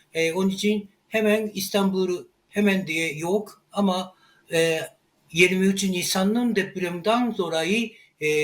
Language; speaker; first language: Turkish; non-native, learner; Japanese